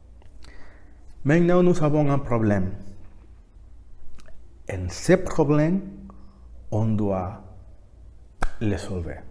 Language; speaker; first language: French; non-native, learner; Spanish